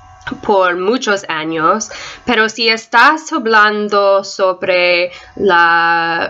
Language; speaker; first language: Spanish; non-native, learner; English